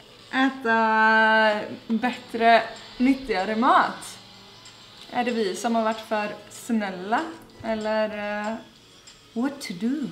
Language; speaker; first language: Swedish; native; Swedish